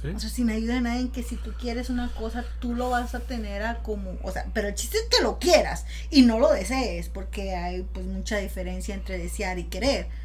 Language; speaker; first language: Spanish; native; Spanish